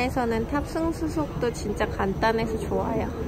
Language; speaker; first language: Korean; native; Korean